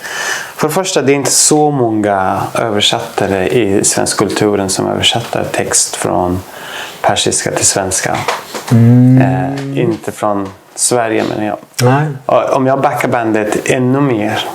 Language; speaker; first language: Swedish; non-native, fluent; Persian